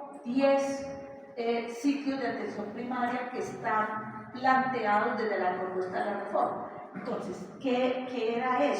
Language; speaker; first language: Spanish; native; Spanish